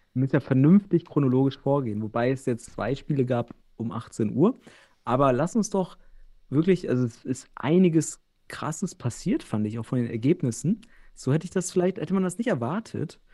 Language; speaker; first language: German; native; German